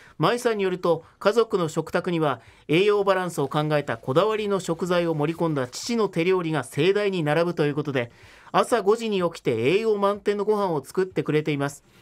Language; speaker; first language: Japanese; native; Japanese